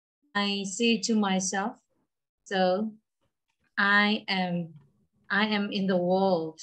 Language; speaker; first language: English; non-native, learner; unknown